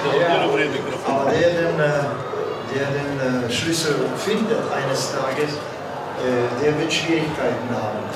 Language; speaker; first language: German; non-native, fluent; Czech